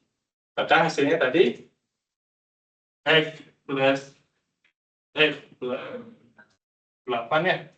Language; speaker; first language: Indonesian; native; Indonesian